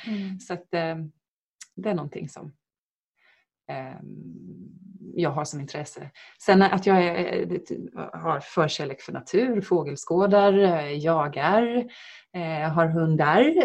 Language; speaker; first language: Swedish; native; Swedish